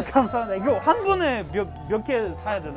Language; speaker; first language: Korean; non-native, fluent; Russian